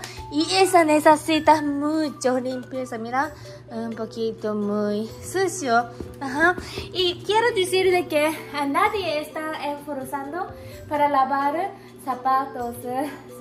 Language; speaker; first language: Spanish; non-native, learner; Japanese